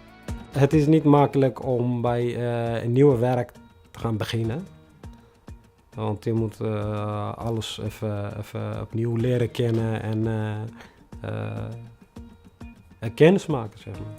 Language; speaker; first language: Dutch; non-native, fluent; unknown